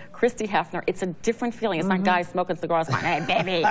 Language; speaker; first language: English; native; English